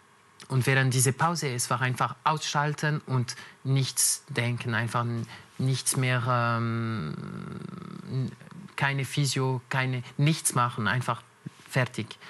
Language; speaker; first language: German; non-native, local second language; French